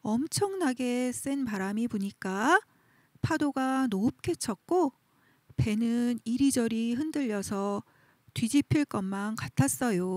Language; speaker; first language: Korean; native; Korean